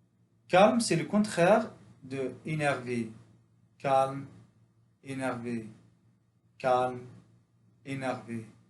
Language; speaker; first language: French; non-native, fluent; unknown